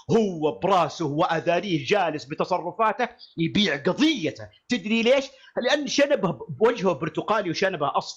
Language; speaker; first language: Arabic; native; Arabic